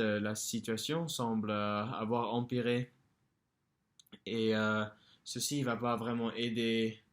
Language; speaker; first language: French; non-native, fluent; English